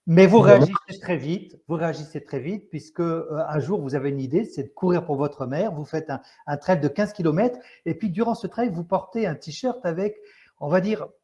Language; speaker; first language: French; native; French